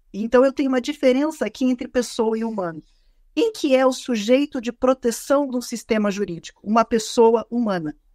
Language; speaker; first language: Portuguese; native; Portuguese